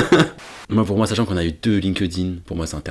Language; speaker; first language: French; native; French